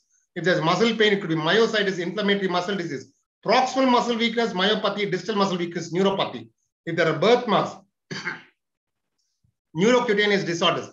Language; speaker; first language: English; non-native, local second language; Telugu